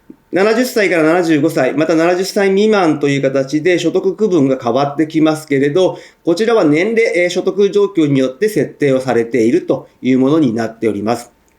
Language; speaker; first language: Japanese; native; Japanese